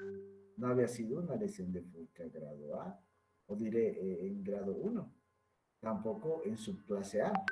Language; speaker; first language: Spanish; native; Spanish